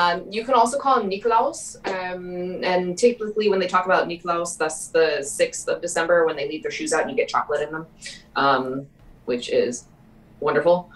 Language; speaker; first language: English; native; English